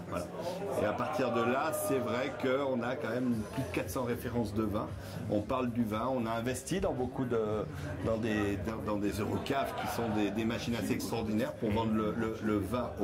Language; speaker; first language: French; native; French